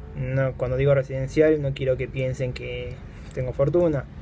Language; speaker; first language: Spanish; native; Spanish